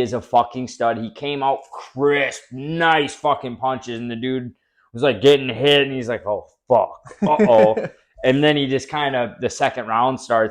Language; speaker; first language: English; native; English